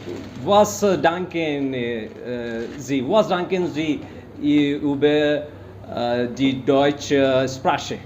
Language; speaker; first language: German; non-native, learner; Hindi